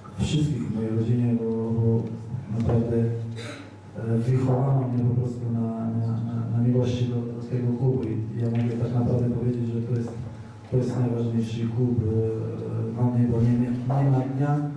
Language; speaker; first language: Polish; non-native, fluent; Serbian